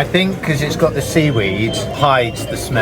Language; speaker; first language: English; native; English